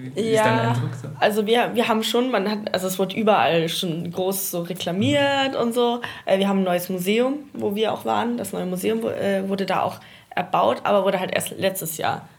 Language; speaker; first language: German; early bilingual, heritage; Danish